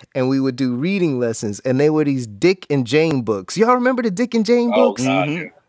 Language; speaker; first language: English; native; English